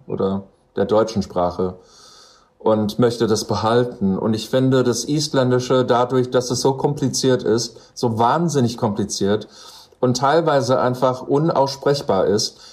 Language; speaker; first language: German; non-native, fluent; English